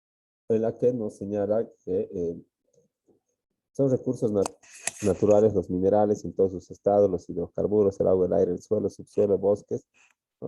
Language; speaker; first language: Spanish; native; Spanish